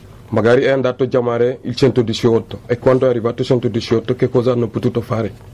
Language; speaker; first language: Italian; non-native, fluent; Wolof